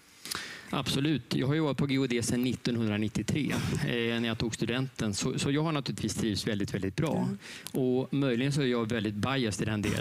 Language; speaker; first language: Swedish; native; Swedish